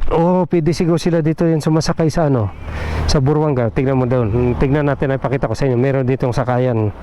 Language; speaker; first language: Filipino; non-native, local second language; Aklanon